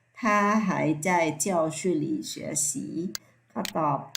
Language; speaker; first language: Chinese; non-native, fluent; Thai